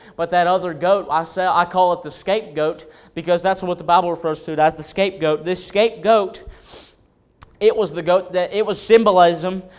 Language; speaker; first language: English; native; English